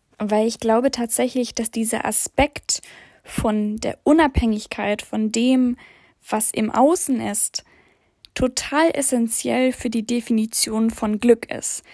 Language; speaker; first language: German; early bilingual, other home language; English